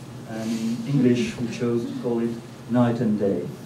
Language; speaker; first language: English; non-native, fluent; French